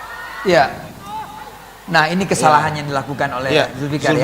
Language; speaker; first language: Indonesian; native; Indonesian